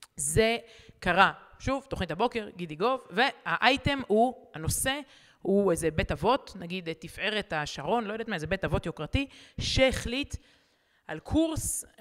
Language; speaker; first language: Hebrew; native; Hebrew